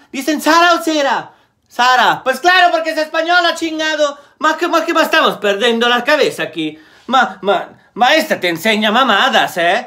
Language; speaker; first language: Spanish; non-native, fluent; Italian